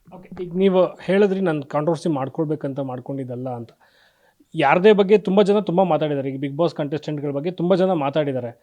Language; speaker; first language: Kannada; native; Kannada